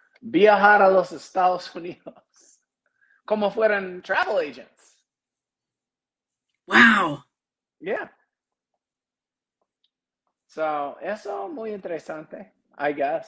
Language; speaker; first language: Spanish; non-native, learner; English